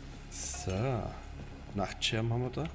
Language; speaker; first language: German; native; German